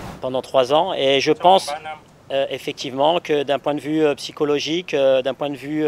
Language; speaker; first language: French; native; French